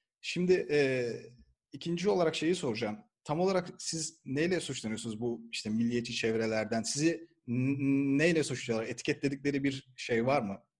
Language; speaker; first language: Turkish; native; Turkish